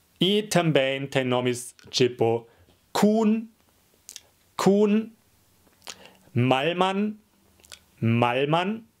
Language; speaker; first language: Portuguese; non-native, fluent; German